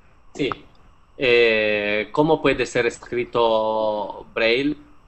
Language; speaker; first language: Spanish; non-native, fluent; Italian